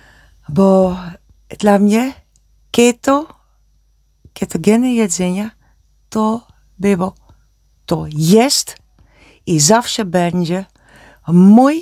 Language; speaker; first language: Polish; non-native, learner; Dutch